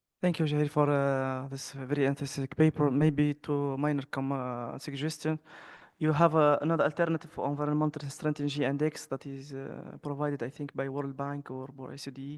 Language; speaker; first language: English; non-native, fluent; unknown